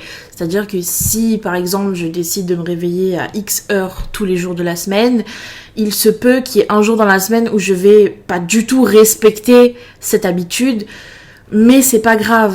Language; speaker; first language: French; native; French